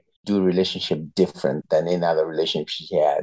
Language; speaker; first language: English; non-native, local second language; Shona